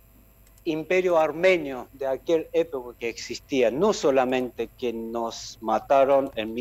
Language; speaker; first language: Spanish; non-native, fluent; Armenian